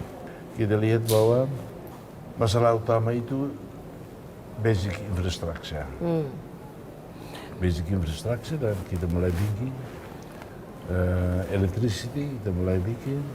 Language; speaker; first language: Indonesian; non-native, fluent; Tetum